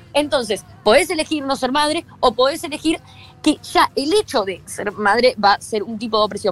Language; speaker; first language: Spanish; native; Spanish